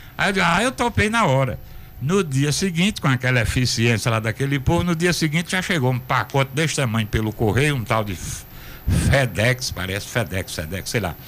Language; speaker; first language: Portuguese; native; Portuguese